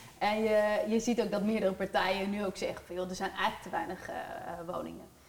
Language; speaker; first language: Dutch; native; Dutch